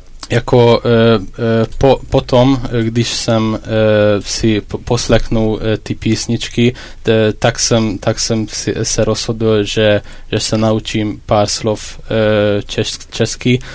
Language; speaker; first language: Czech; non-native, fluent; Hungarian